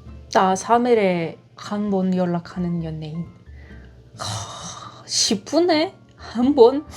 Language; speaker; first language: Korean; non-native, fluent; Russian